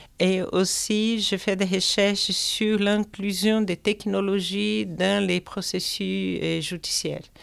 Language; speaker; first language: French; non-native, fluent; Portuguese